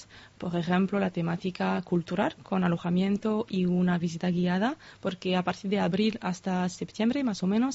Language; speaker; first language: Spanish; non-native, fluent; French